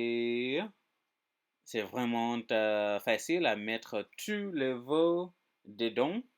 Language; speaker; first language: French; non-native, learner; English